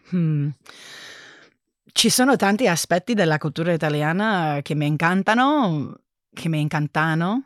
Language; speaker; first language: Italian; non-native, learner; English